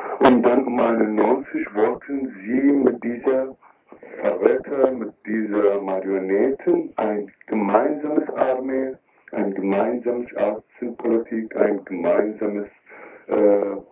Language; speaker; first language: German; non-native, learner; Kurdish